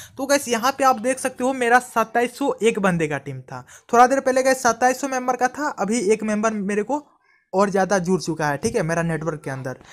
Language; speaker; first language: Hindi; non-native, local second language; Punjabi